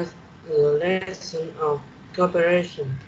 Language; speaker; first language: English; non-native, learner; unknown